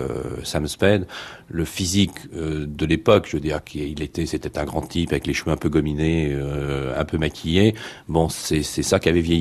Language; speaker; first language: French; native; French